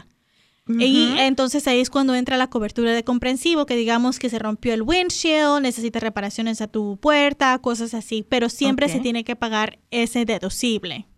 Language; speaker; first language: Spanish; native; Spanish